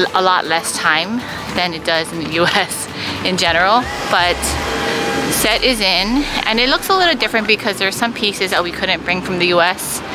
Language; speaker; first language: English; native; English